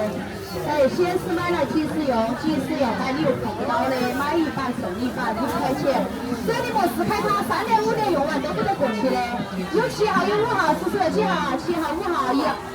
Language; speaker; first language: Chinese; native; Chinese